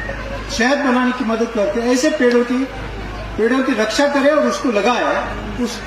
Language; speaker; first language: Hindi; native; Hindi